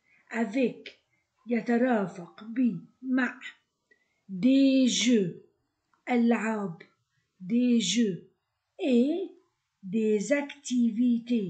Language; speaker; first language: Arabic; native; Arabic